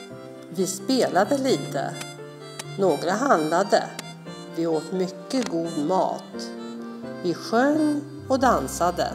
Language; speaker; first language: Swedish; non-native, learner; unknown